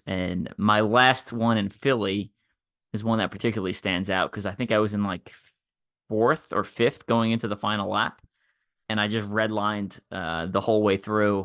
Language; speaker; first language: English; native; English